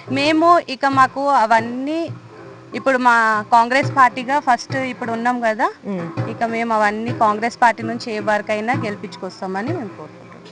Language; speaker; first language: Telugu; non-native, local second language; Lambadi